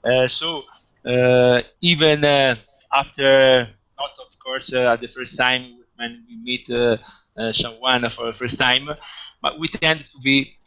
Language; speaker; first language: English; non-native, fluent; Italian